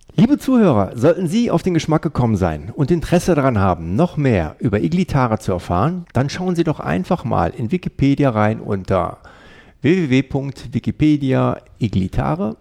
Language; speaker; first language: German; native; German